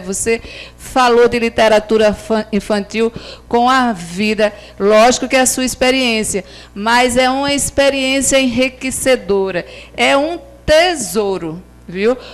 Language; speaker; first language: Portuguese; native; Portuguese